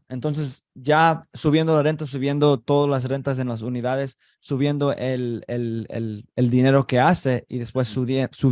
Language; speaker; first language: Spanish; early bilingual, heritage; Spanish